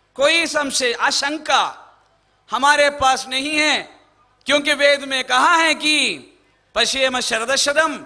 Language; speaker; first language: Hindi; non-native, local second language; Malayalam